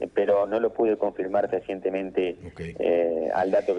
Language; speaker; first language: Spanish; native; Spanish